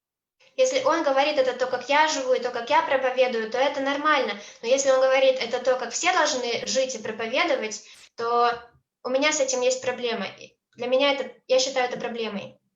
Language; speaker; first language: Russian; native; Russian